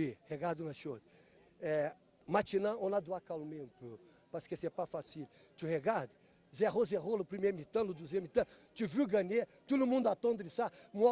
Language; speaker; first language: French; non-native, fluent; Portuguese